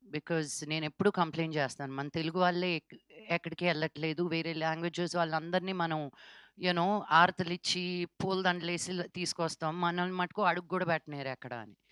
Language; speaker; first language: Telugu; native; Telugu